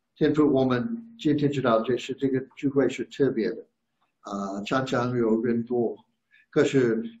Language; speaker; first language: Chinese; non-native, fluent; English